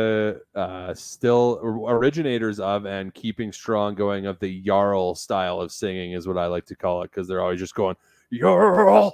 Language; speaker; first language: English; native; English